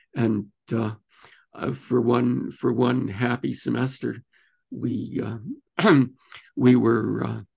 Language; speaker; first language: English; native; English